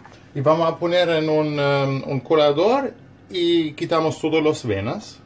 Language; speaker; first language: Spanish; non-native, learner; German